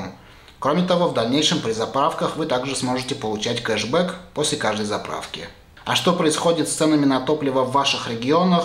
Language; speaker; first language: Russian; native; Russian